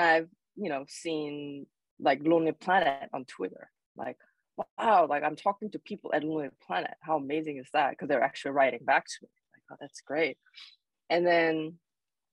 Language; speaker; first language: English; non-native, fluent; Korean